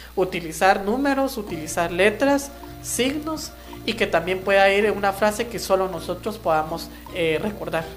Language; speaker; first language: Spanish; non-native, local second language; Kaqchikel